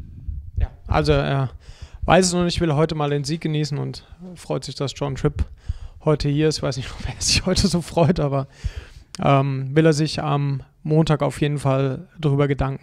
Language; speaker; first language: German; native; German